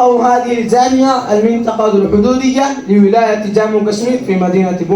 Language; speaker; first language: Arabic; non-native, learner; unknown